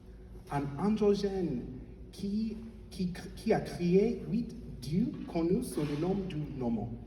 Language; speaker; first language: French; non-native, fluent; English